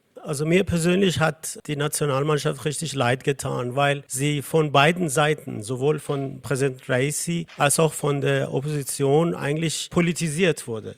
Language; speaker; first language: German; non-native, fluent; Persian